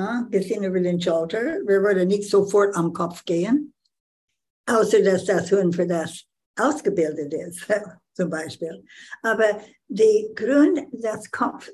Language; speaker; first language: German; non-native, learner; English